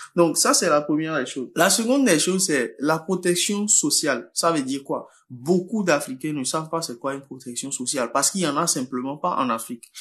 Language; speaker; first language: French; non-native, local second language; Fon